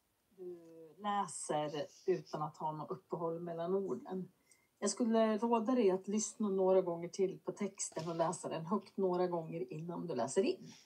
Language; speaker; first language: Swedish; non-native, fluent; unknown